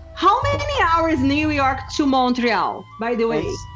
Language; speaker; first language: English; non-native, learner; Portuguese